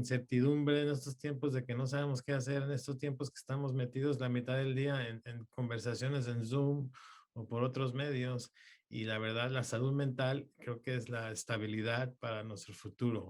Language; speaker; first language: Spanish; native; Spanish